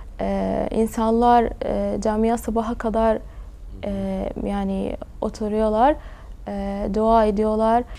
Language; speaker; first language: Turkish; early bilingual, other home language; Arabic